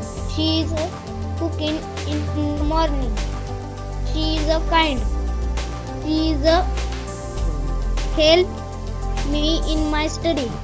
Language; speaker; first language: English; non-native, learner; Marathi